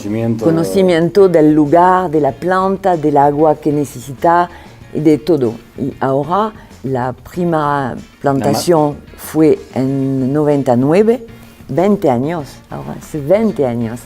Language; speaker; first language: Spanish; non-native, fluent; French